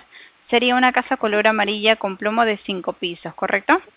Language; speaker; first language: Spanish; native; Spanish